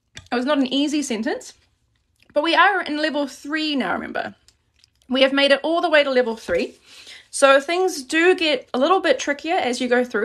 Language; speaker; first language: English; native; English